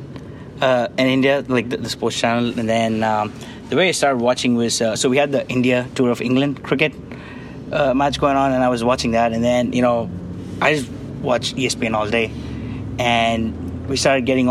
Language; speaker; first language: English; non-native, local second language; Tamil